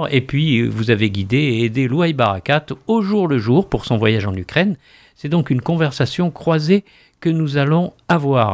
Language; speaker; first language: French; native; French